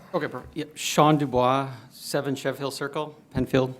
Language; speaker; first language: English; native; English